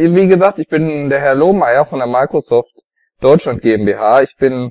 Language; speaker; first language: German; native; German